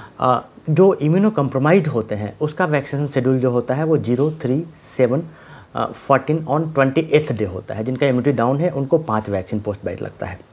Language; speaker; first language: Hindi; native; Hindi